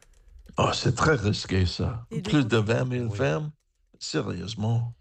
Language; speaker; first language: French; non-native, learner; English